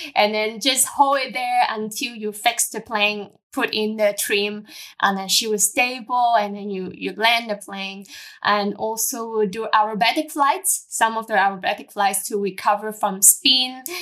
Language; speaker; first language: English; non-native, local second language; Cantonese